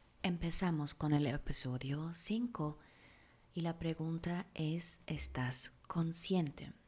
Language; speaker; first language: Spanish; non-native, fluent; German